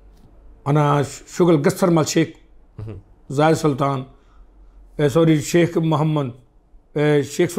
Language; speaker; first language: Arabic; non-native, learner; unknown